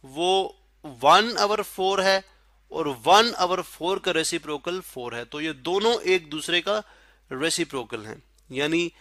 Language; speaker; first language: Urdu; non-native, local second language; Pashto